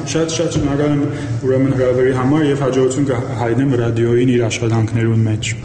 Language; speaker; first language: Armenian; early bilingual, heritage; Armenian